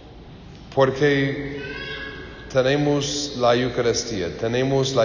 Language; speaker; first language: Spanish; non-native, learner; English